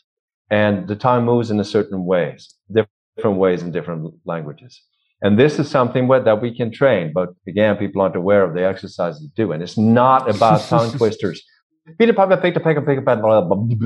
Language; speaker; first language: English; non-native, fluent; Swedish